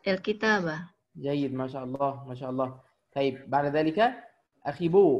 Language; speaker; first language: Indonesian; non-native, fluent; Arabic